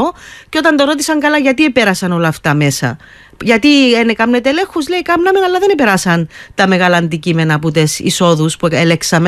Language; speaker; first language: Greek; native; Greek